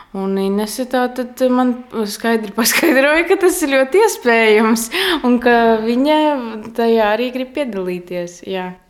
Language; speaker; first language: Latvian; native; Latvian